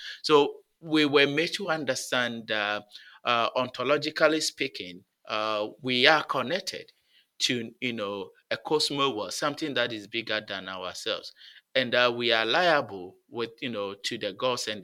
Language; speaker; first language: English; non-native, local second language; Akan